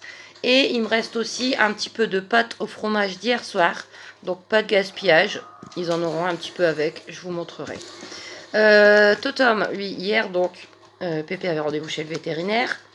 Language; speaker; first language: French; native; French